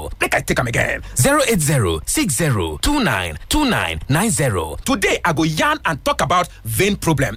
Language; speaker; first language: Nigerian Pidgin; native; Nigerian Pidgin